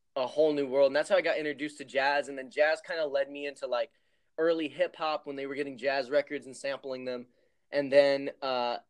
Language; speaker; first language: English; native; English